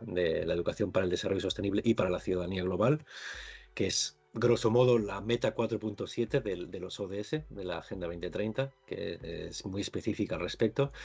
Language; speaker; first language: Spanish; native; Spanish